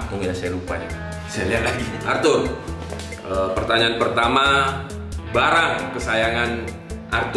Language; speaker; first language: Indonesian; native; Indonesian